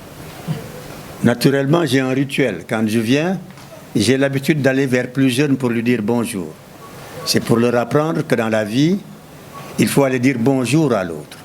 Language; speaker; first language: French; non-native, local second language; Wolof